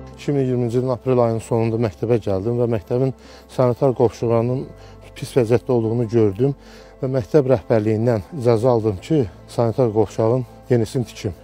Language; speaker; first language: Azerbaijani; native; Azerbaijani